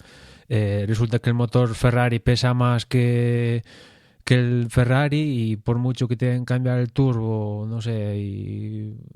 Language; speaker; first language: Spanish; native; Spanish